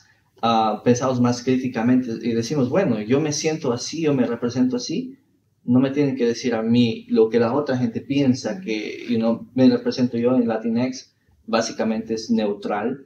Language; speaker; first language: Spanish; early bilingual, heritage; Spanish